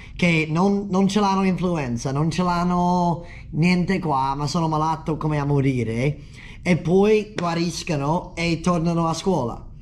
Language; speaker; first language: Italian; non-native, fluent; English